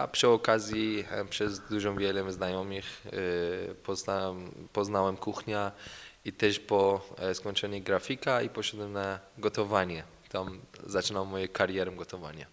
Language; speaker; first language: Polish; non-native, learner; Persian